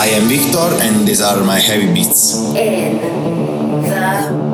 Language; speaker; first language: English; non-native, fluent; Italian